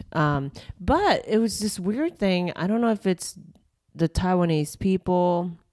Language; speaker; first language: English; early bilingual, other home language; Japanese